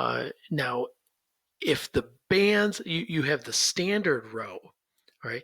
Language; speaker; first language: English; native; English